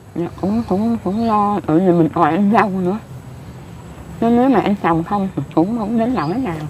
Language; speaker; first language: Vietnamese; native; Vietnamese